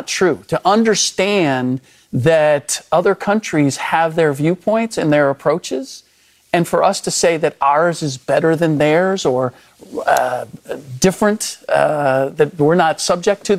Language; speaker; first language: English; early bilingual, other home language; German